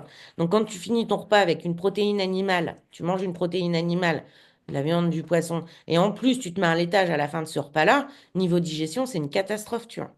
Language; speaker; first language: French; native; French